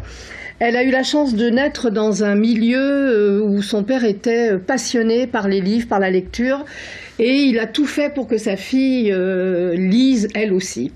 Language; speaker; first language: French; native; French